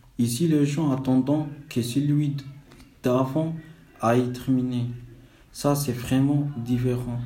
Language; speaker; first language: French; non-native, fluent; Somali